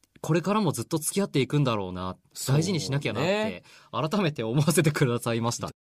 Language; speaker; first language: Japanese; native; Japanese